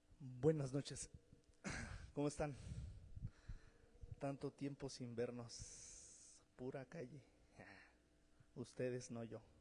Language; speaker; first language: Spanish; native; Spanish